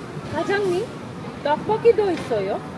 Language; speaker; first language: Korean; non-native, learner; English